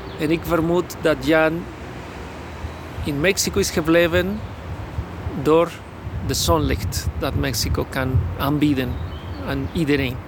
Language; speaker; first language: Dutch; non-native, fluent; Spanish